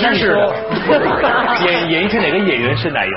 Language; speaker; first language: Chinese; native; Chinese